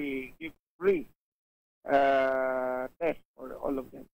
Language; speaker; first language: English; non-native, local second language; Hiligaynon